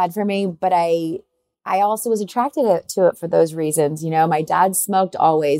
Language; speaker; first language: English; native; English